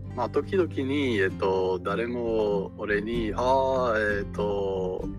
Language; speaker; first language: Japanese; non-native, learner; English